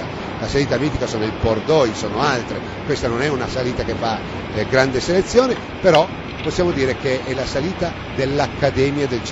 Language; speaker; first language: Italian; native; Italian